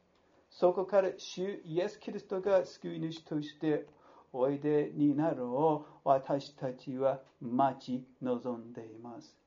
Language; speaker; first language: Japanese; non-native, fluent; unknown